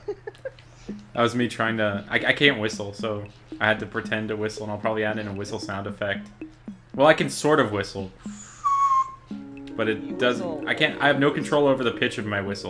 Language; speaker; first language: English; native; English